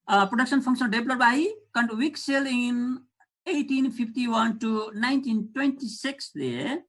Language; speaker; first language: English; non-native, local second language; Nepali